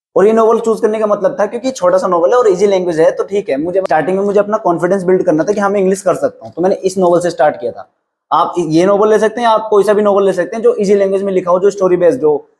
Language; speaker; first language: Hindi; native; Hindi